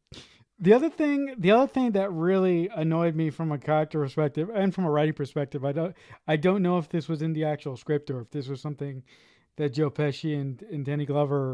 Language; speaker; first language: English; native; English